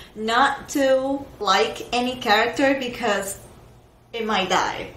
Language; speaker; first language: English; non-native, fluent; Spanish